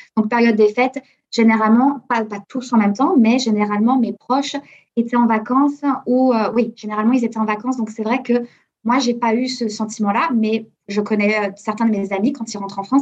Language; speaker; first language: French; native; French